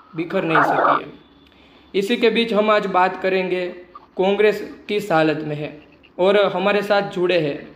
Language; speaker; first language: Hindi; non-native, local second language; Gujarati